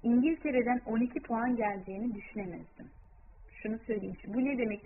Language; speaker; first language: Turkish; early bilingual, heritage; Turkish